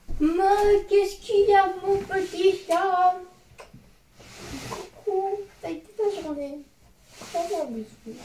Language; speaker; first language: French; native; French